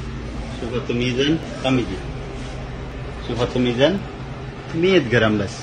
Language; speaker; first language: Arabic; non-native, learner; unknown